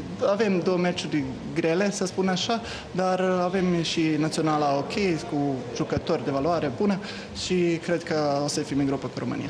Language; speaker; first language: Romanian; non-native, fluent; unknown